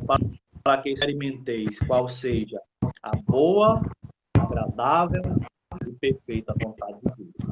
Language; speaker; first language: Portuguese; native; Portuguese